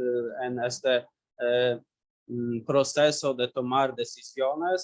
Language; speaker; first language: Spanish; non-native, learner; Polish